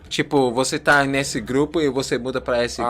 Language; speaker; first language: Portuguese; non-native, learner; English